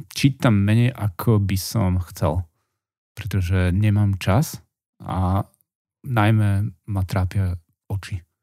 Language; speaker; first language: Slovak; native; Slovak